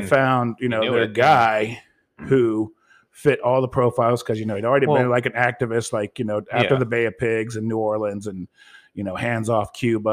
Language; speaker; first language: English; native; English